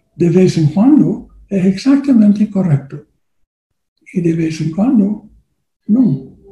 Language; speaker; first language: Spanish; non-native, learner; English